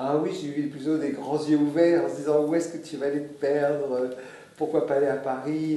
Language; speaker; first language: French; native; French